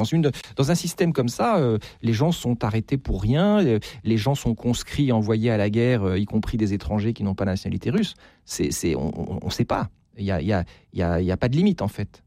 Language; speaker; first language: French; native; French